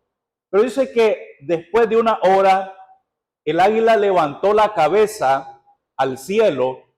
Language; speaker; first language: Spanish; native; Spanish